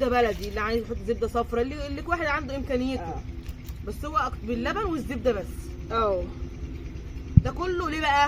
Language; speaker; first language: Arabic; native; Arabic